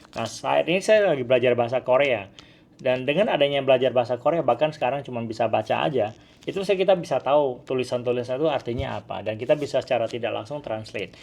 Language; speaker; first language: Indonesian; non-native, local second language; Hakka Chinese